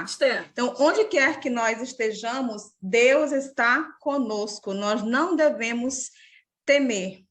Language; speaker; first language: Portuguese; native; Portuguese